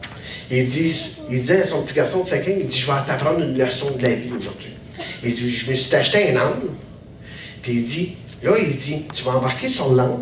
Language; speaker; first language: French; native; French